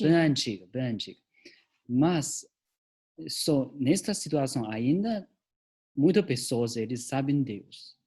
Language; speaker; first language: Portuguese; non-native, learner; Chinese